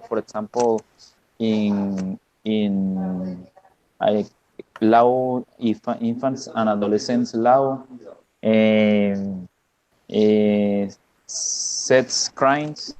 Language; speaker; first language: English; non-native, learner; Spanish